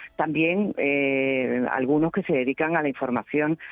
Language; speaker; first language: Spanish; native; Spanish